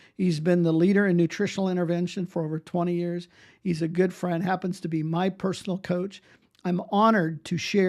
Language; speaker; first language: English; native; English